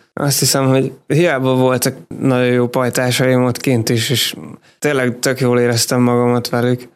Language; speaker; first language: Hungarian; native; Hungarian